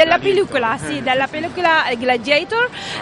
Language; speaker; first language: Spanish; non-native, local second language; Arabic